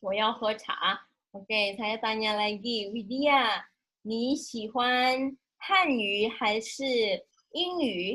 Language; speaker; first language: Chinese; non-native, fluent; Indonesian